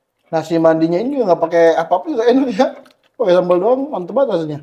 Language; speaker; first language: Indonesian; native; Indonesian